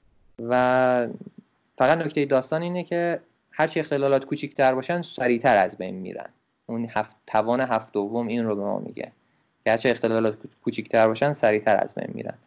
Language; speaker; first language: Persian; native; Persian